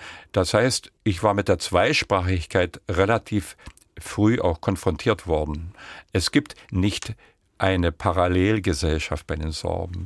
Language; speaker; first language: German; non-native, local second language; Upper Sorbian